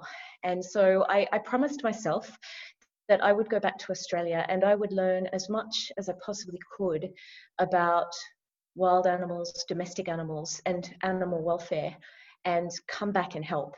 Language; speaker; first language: English; native; English